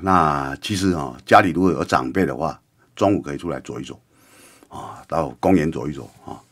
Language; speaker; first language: Chinese; native; Chinese